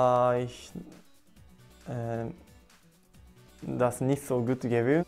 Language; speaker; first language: German; non-native, learner; Japanese